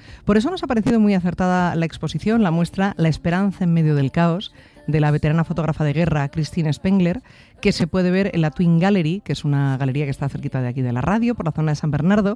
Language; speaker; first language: Spanish; native; Spanish